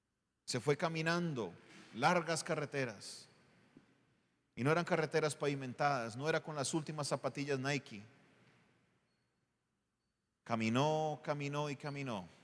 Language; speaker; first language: Spanish; native; Spanish